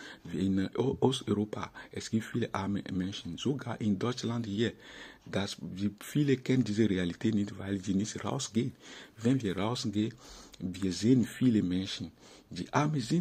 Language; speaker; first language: German; non-native, fluent; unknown